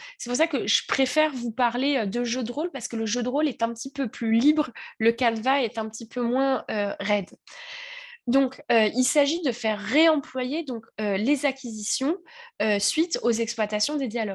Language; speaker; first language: French; native; French